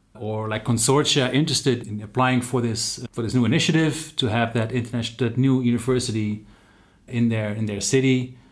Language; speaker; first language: English; non-native, fluent; Dutch